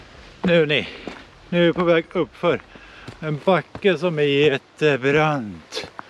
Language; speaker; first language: Swedish; native; Swedish